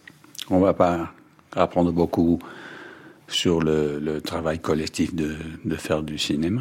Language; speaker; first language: French; non-native, fluent; English